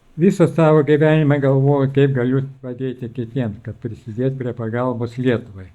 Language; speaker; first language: Lithuanian; native; Lithuanian